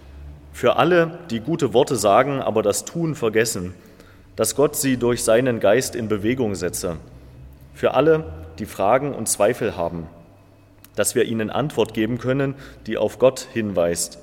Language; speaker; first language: German; native; German